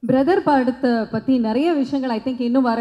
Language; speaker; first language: Tamil; native; Tamil